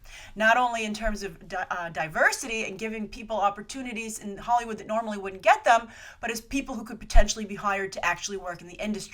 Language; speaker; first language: English; native; English